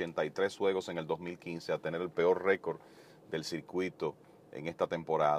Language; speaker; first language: Spanish; native; Spanish